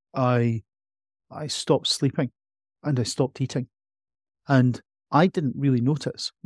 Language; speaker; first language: English; native; English